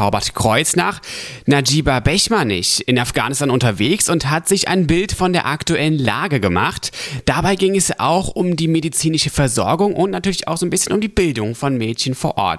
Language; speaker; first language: German; native; German